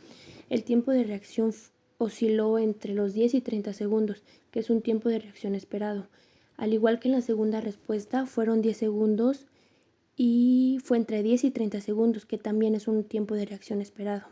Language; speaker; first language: Spanish; native; Spanish